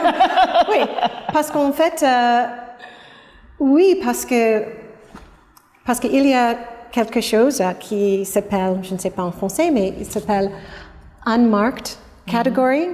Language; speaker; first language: French; non-native, fluent; English